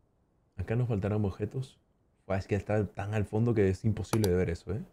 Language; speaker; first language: Spanish; native; Spanish